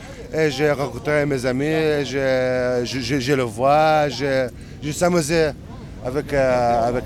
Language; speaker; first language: French; non-native, learner; Arabic